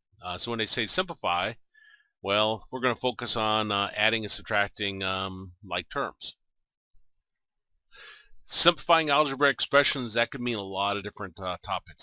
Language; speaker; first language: English; native; English